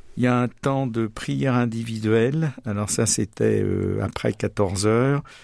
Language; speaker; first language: French; native; French